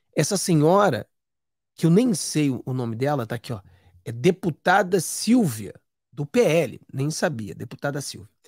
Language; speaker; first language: Portuguese; native; Portuguese